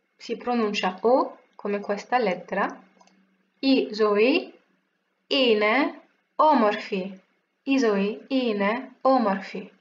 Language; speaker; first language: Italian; non-native, fluent; French